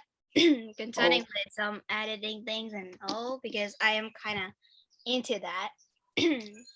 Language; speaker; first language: English; non-native, fluent; Burmese